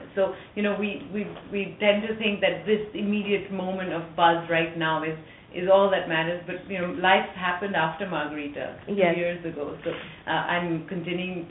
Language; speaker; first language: English; non-native, local second language; French